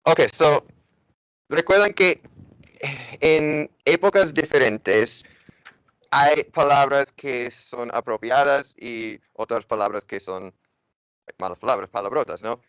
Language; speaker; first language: Spanish; non-native, fluent; English